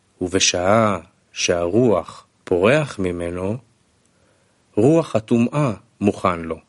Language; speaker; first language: Hebrew; non-native, fluent; Russian